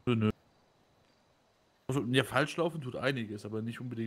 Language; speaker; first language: German; native; German